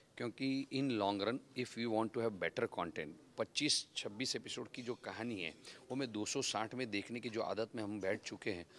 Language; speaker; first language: Hindi; non-native, local second language; Gujarati